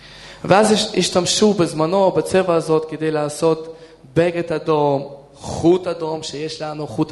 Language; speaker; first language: Hebrew; non-native, fluent; Russian